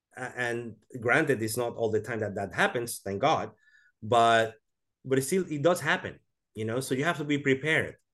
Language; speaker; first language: English; non-native, fluent; Spanish